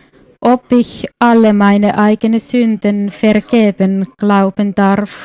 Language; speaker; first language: German; non-native, fluent; Swedish